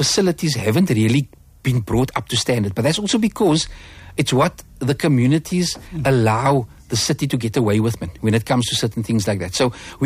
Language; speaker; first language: English; native; English